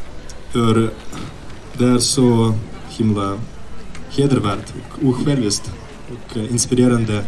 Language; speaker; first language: Swedish; non-native, fluent; Ukrainian